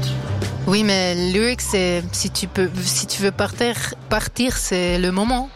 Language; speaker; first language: French; non-native, local second language; Swiss German